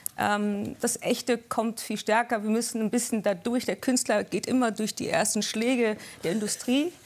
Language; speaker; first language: German; early bilingual, other home language; Basque